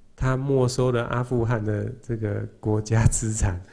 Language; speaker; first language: Chinese; native; Chinese